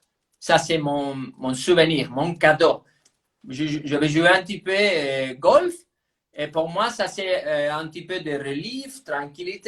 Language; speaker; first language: French; non-native, fluent; Spanish